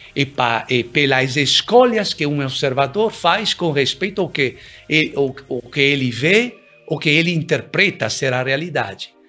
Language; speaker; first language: Portuguese; early bilingual, other home language; Italian